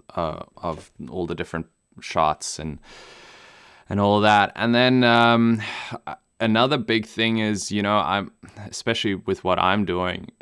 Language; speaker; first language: English; non-native, local second language; German